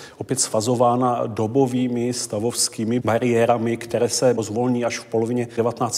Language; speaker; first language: Czech; native; Czech